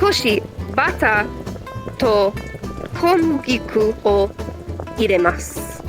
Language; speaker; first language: Japanese; non-native, learner; English